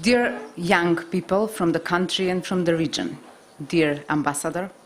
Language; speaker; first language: English; non-native, fluent; Macedonian